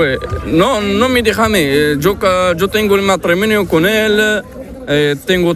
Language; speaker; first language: Spanish; non-native, learner; Arabic